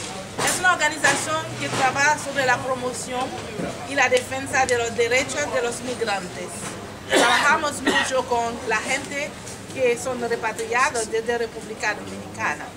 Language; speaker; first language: Spanish; non-native, fluent; Haitian Creole